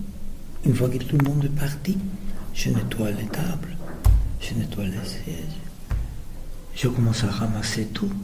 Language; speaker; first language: French; non-native, fluent; Spanish